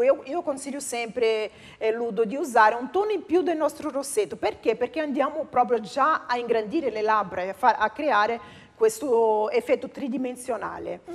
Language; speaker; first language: Italian; non-native, fluent; Portuguese